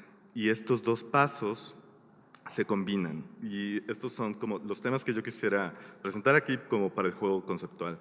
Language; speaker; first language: Spanish; native; Spanish